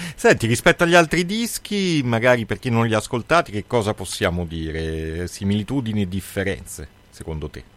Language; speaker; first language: Italian; native; Italian